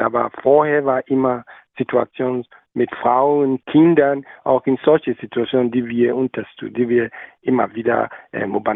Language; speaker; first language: German; non-native, learner; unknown